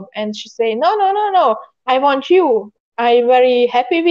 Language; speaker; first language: English; non-native, learner; Hungarian